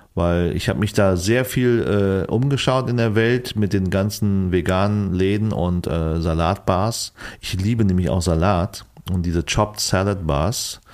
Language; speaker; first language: German; early bilingual, other home language; Vietnamese